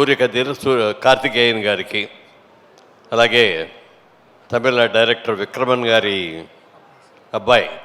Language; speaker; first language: Telugu; native; Telugu